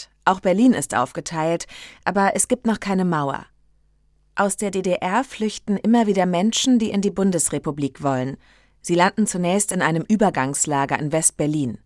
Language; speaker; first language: German; native; German